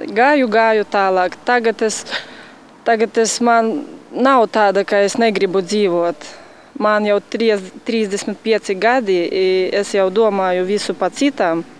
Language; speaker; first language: Latvian; non-native, local second language; Russian